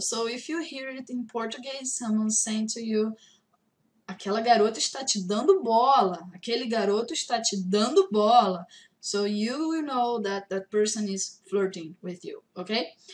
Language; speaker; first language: English; non-native, fluent; Portuguese